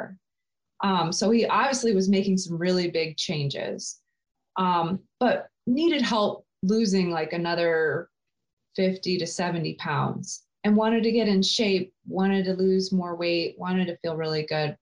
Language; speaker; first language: English; native; English